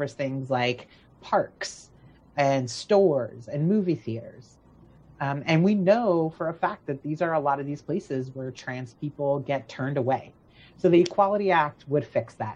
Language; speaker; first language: English; native; English